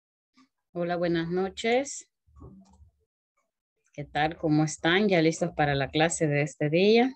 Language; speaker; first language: Spanish; native; Spanish